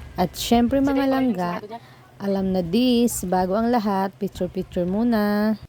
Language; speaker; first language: Filipino; non-native, local second language; Cebuano